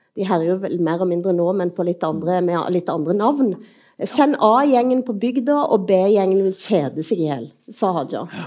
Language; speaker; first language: Norwegian; native; Norwegian